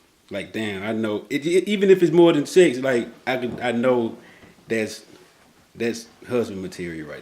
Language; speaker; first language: English; native; English